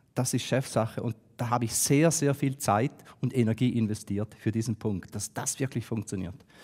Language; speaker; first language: German; native; German